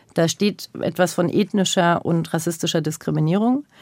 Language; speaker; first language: German; early bilingual, other home language; Turkish